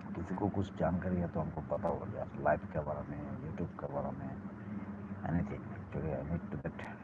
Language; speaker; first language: Hindi; non-native, learner; Bangla